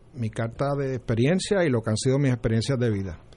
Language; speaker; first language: Spanish; native; Spanish